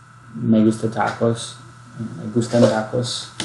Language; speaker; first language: Spanish; non-native, fluent; English